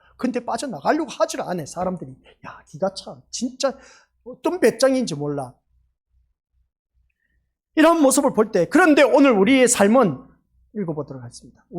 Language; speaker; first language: Korean; native; Korean